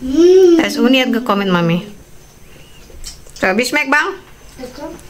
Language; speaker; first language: German; non-native, learner; Indonesian